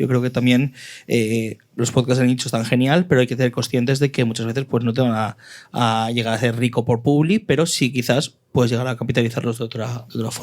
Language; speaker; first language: Spanish; native; Spanish